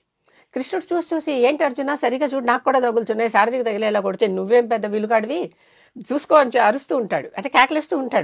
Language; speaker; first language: Telugu; native; Telugu